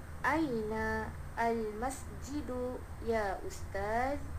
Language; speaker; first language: Arabic; non-native, learner; Malay